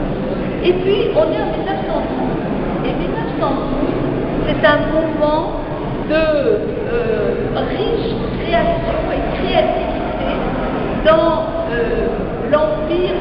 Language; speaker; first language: French; native; French